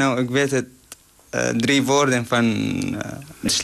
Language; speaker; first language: Dutch; non-native, learner; Arabic